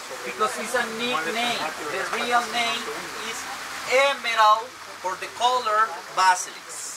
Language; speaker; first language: English; non-native, learner; Spanish